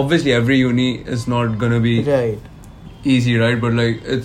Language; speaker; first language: English; non-native, local second language; Hindi